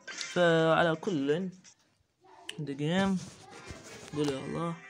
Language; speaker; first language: Arabic; native; Arabic